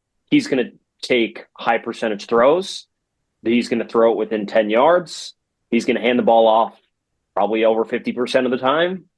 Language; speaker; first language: English; native; English